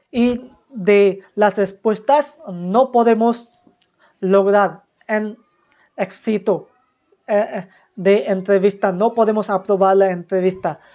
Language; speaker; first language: Spanish; non-native, fluent; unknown